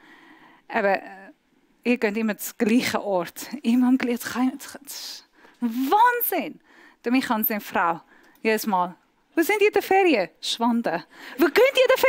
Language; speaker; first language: German; non-native, fluent; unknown